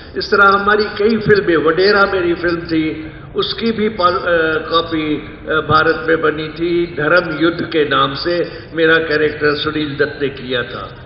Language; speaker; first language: Urdu; non-native, local second language; Sindhi